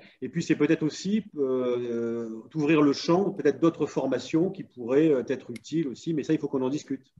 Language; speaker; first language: French; native; French